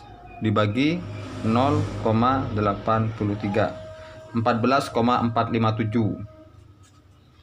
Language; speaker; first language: Indonesian; native; Indonesian